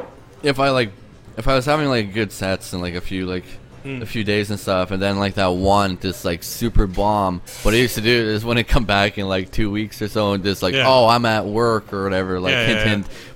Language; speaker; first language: English; early bilingual, other home language; Polish